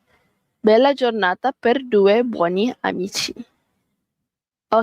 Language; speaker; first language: Italian; non-native, fluent; Malay